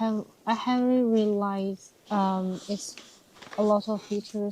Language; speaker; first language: English; non-native, learner; Chinese